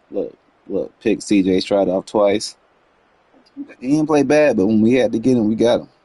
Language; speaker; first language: English; native; English